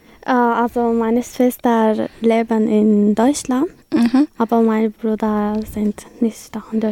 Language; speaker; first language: German; non-native, learner; Kurdish